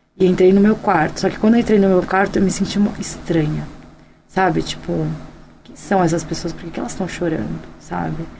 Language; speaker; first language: Portuguese; early bilingual, other home language; Korean